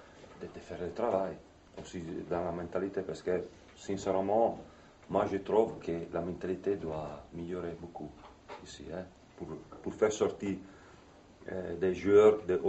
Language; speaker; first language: French; non-native, fluent; Italian